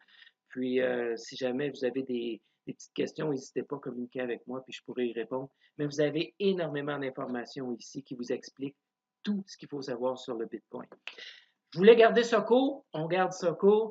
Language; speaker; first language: French; native; French